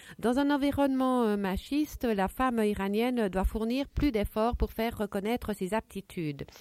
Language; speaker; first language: French; native; French